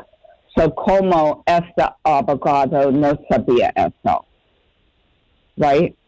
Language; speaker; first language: Spanish; non-native, fluent; English